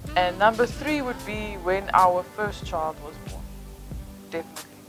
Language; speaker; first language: English; native; English